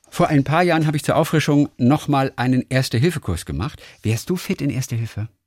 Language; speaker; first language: German; native; German